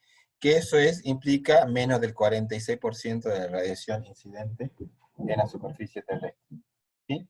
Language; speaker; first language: Spanish; native; Spanish